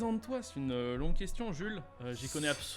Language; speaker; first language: French; native; French